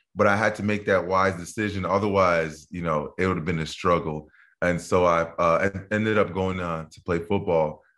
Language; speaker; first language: English; native; English